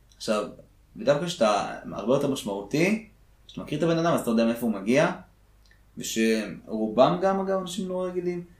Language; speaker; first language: Hebrew; early bilingual, other home language; Russian